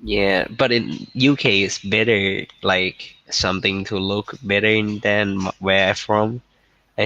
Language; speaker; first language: English; non-native, learner; Thai